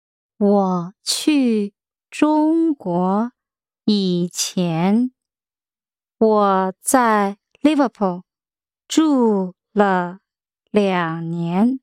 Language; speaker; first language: Chinese; non-native, learner; English